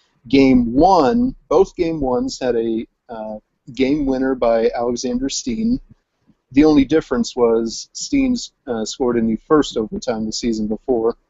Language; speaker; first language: English; native; English